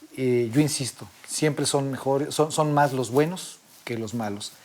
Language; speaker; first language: Spanish; native; Spanish